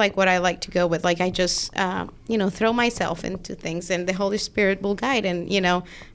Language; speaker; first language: English; non-native, fluent; Spanish